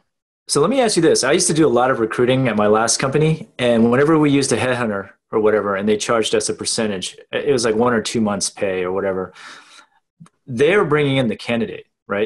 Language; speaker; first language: English; native; English